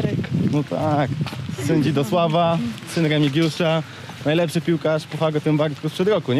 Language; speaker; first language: Polish; native; Polish